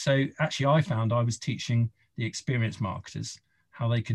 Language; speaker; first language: English; native; English